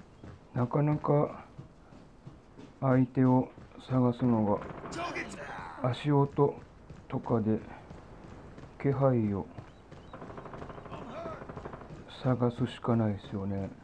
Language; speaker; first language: Japanese; native; Japanese